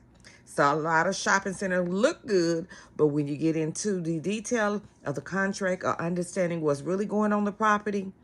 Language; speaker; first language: English; native; English